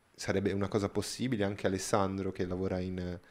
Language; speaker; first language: Italian; non-native, fluent; Portuguese